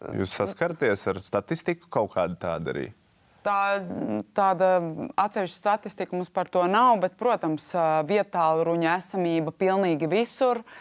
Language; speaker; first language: Latvian; non-native, local second language; Russian